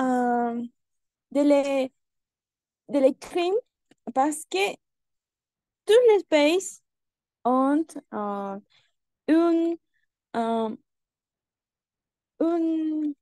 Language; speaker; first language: French; non-native, learner; Spanish